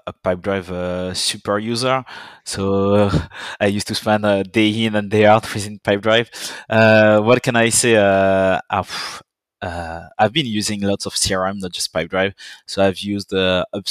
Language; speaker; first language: English; non-native, fluent; French